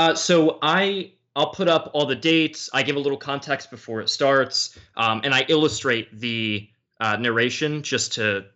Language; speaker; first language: English; native; English